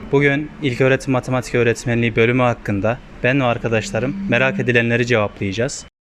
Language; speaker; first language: Turkish; native; Turkish